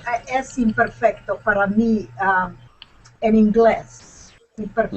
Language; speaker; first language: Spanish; non-native, learner; English